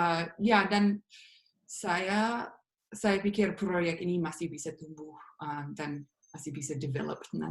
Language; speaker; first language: Indonesian; non-native, fluent; English